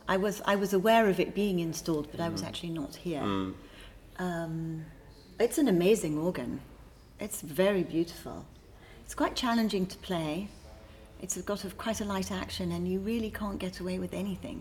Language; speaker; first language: English; native; English